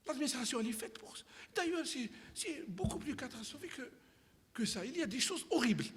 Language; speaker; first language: French; non-native, local second language; Arabic